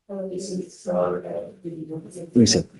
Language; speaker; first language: English; native; English